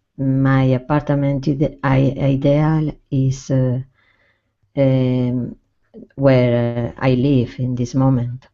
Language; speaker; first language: English; non-native, learner; Spanish